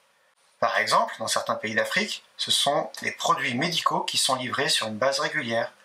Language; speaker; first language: French; native; French